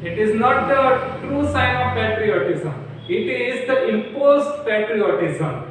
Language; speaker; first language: English; non-native, local second language; Gujarati